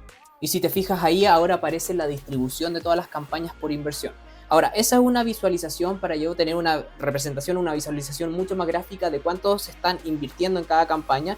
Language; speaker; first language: Spanish; native; Spanish